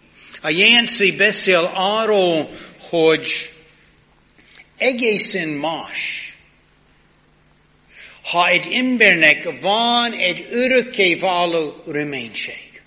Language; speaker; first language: Hungarian; non-native, learner; English